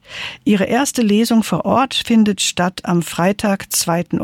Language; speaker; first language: German; native; German